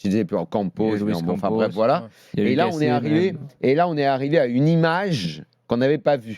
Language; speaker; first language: French; native; French